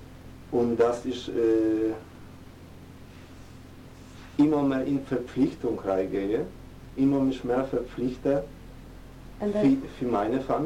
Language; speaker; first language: German; non-native, fluent; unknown